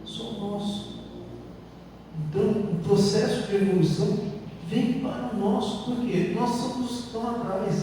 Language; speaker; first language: Portuguese; native; Portuguese